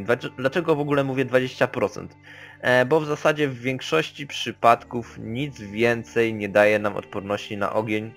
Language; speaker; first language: Polish; native; Polish